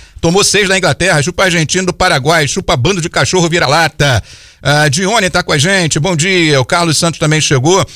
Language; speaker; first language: Portuguese; native; Portuguese